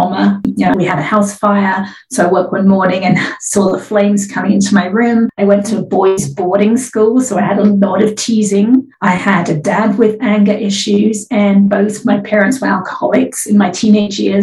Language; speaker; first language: English; native; English